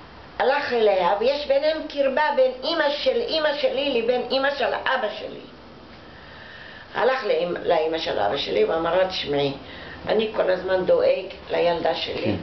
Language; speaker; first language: Hebrew; non-native, fluent; Arabic